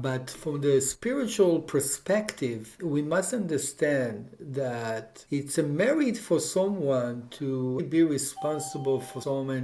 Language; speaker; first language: English; non-native, fluent; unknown